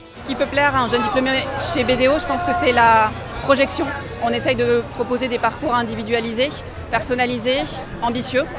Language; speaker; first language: French; native; French